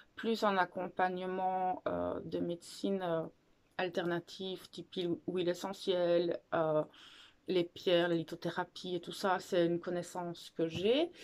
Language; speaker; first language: French; native; French